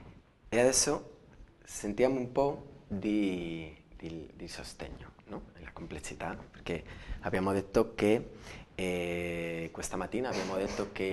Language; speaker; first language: Italian; non-native, learner; Spanish